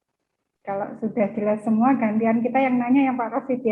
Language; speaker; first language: Indonesian; native; Indonesian